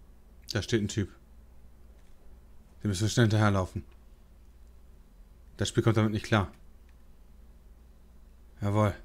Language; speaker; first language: German; native; German